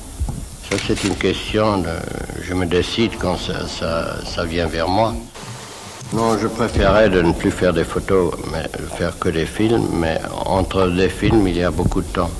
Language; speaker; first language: French; non-native, fluent; Swiss German